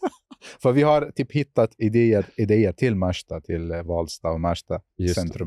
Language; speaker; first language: Swedish; non-native, fluent; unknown